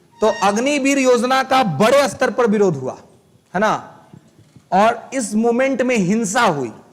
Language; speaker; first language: Hindi; native; Hindi